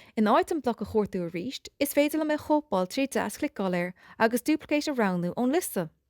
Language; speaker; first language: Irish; native; Irish